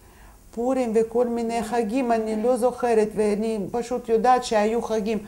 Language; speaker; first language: Hebrew; non-native, fluent; Russian